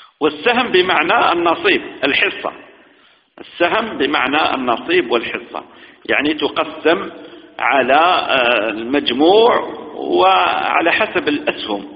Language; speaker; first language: Arabic; native; Arabic